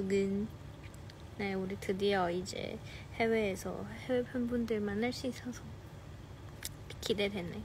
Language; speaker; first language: Korean; non-native, fluent; Chinese